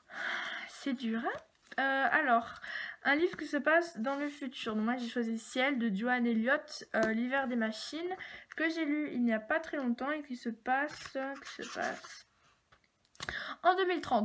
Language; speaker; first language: French; native; French